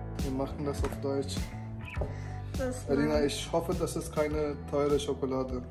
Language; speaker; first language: German; non-native, fluent; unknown